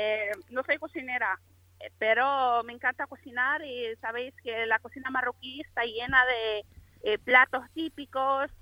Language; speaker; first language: Spanish; non-native, fluent; Arabic